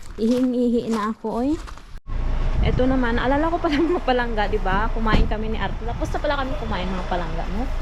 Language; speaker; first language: Filipino; non-native, local second language; Hiligaynon